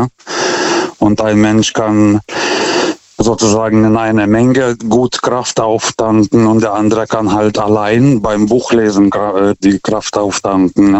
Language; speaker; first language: German; non-native, fluent; Lithuanian